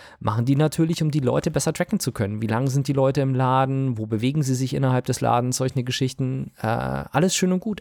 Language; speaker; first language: German; native; German